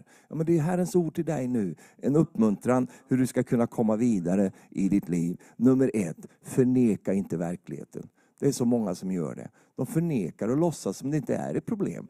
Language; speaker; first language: Swedish; native; Swedish